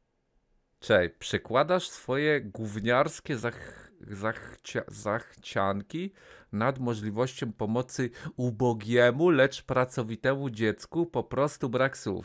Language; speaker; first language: Polish; native; Polish